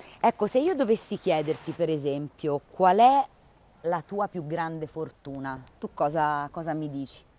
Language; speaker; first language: Italian; native; Italian